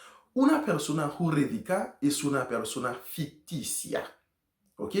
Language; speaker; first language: Spanish; non-native, learner; Haitian Creole